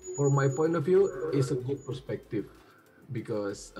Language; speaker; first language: English; non-native, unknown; Indonesian